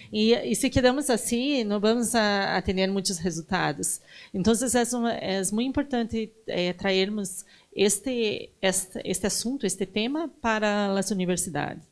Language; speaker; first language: Spanish; non-native, learner; Portuguese